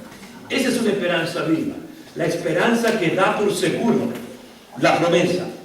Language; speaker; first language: Spanish; native; Spanish